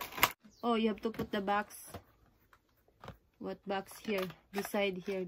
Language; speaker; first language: English; non-native, local second language; Cebuano